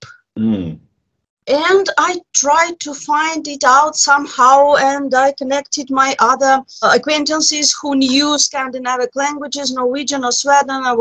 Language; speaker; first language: English; non-native, fluent; Russian